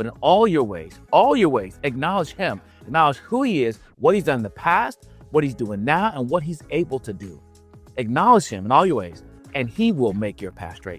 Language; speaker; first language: English; native; English